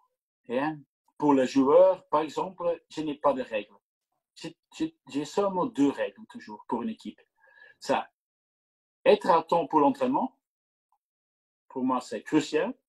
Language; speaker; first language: French; non-native, local second language; Dutch